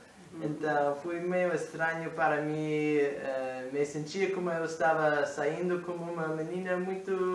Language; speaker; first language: Portuguese; non-native, fluent; English